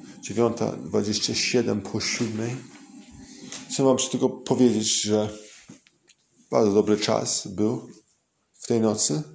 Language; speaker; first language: Polish; early bilingual, heritage; English